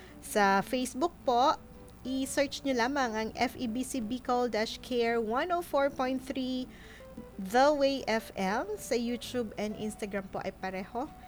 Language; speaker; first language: Filipino; non-native, local second language; Bikol